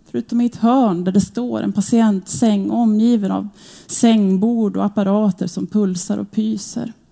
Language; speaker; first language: Swedish; native; Swedish